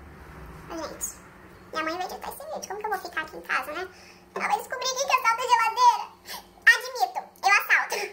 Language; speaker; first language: Portuguese; native; Portuguese